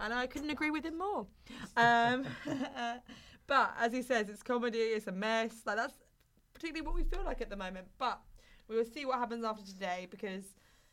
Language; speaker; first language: English; native; English